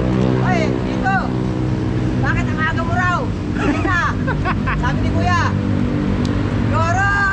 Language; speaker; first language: Filipino; non-native, local second language; Bikol